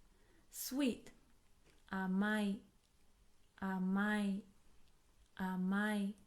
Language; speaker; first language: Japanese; non-native, fluent; English